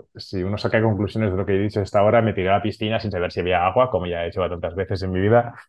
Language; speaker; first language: Spanish; non-native, local second language; Catalan